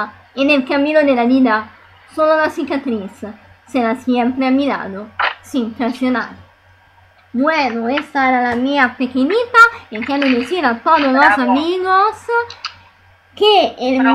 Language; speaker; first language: Spanish; non-native, fluent; Italian